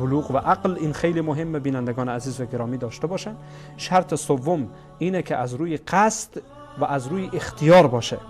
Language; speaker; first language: Persian; native; Persian